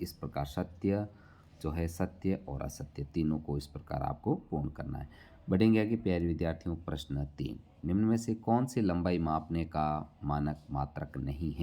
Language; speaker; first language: Hindi; native; Hindi